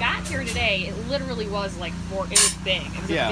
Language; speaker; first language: English; native; English